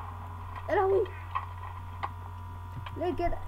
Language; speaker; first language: Arabic; native; Arabic